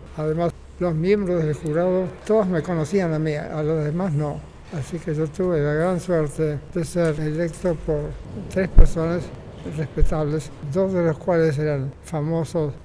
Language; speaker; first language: Spanish; native; Spanish